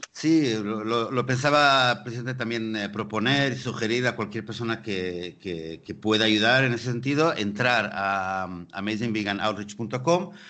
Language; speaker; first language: Spanish; native; Spanish